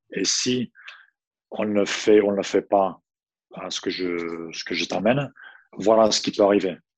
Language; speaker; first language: French; non-native, fluent; English